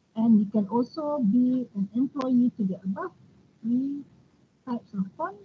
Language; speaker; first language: English; non-native, local second language; Malay